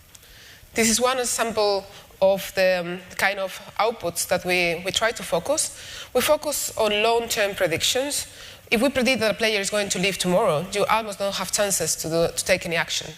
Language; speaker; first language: English; non-native, fluent; Spanish